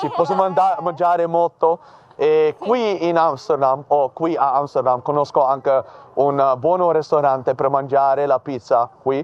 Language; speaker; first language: Italian; non-native, learner; Dutch